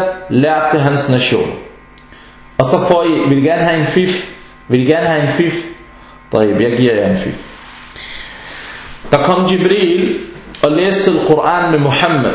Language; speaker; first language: Danish; early bilingual, other home language; Arabic